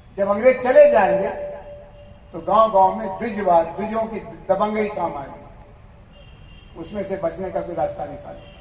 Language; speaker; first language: Hindi; non-native, local second language; Bhojpuri